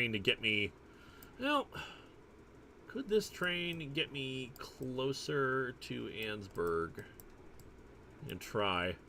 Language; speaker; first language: English; native; English